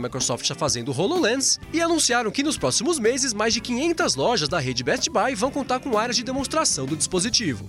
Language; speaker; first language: Portuguese; native; Portuguese